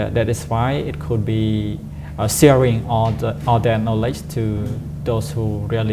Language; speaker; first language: English; non-native, fluent; Khmer